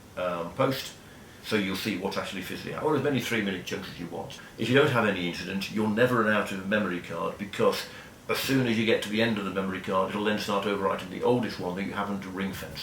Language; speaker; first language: English; native; English